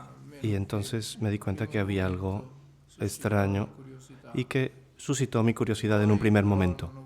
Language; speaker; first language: Spanish; non-native, fluent; Italian